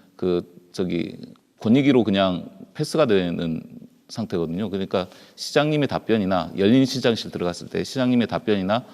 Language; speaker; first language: Korean; native; Korean